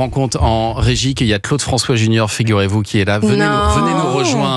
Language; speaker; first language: French; native; French